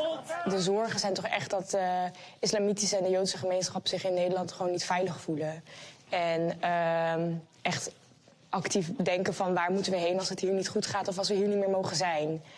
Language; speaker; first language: Dutch; native; Dutch